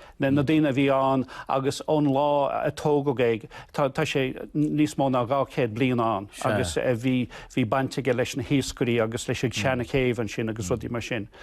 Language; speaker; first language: Irish; non-native, local second language; English